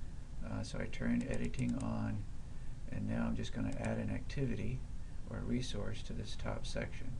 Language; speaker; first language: English; native; English